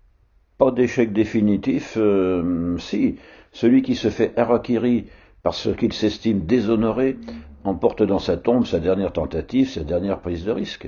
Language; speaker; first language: French; native; French